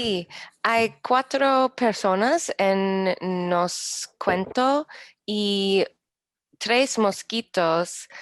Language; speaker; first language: Spanish; non-native, learner; English